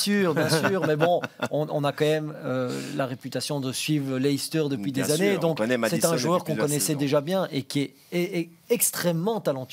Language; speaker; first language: French; native; French